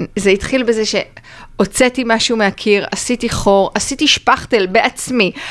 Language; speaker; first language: Hebrew; native; Hebrew